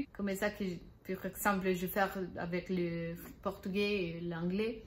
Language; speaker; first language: French; non-native, learner; Spanish